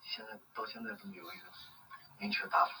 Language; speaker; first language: Chinese; native; Chinese